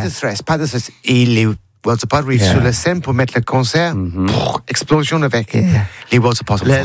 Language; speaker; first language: French; non-native, learner; English